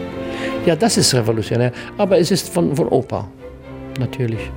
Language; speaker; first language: German; non-native, learner; English